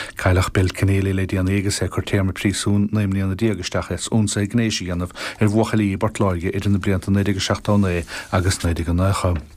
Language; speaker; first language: Irish; native; Irish